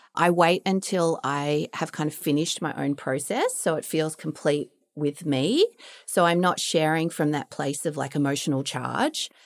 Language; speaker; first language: English; native; English